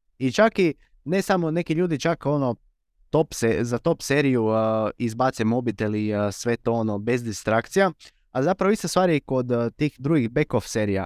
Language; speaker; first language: Croatian; native; Croatian